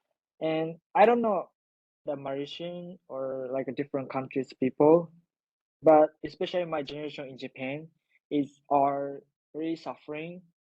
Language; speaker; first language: English; non-native, learner; Japanese